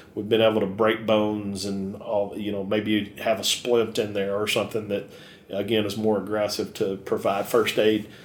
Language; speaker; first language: English; native; English